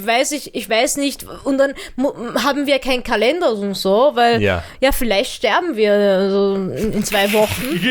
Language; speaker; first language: German; early bilingual, other home language; Arabic